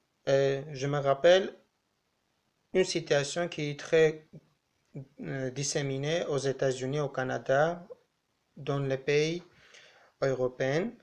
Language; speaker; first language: French; non-native, learner; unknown